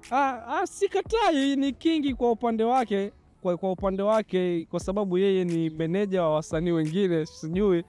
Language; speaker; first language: Swahili; native; Swahili